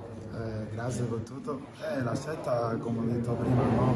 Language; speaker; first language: Italian; non-native, learner; Spanish